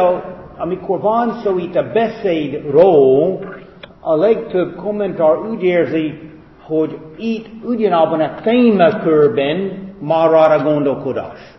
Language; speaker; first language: Hungarian; non-native, fluent; English